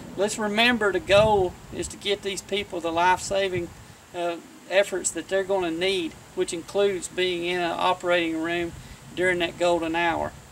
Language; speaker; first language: English; native; English